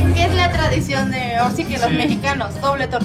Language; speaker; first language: Spanish; native; Spanish